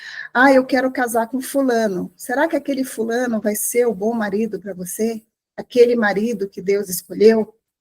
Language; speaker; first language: Portuguese; native; Portuguese